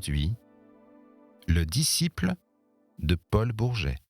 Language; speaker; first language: French; native; French